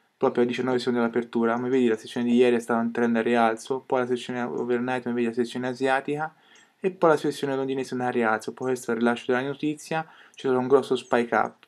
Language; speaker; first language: Italian; native; Italian